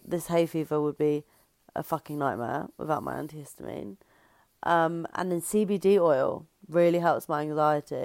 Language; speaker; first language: English; native; English